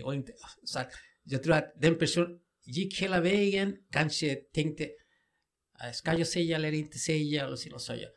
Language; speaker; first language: Swedish; non-native, fluent; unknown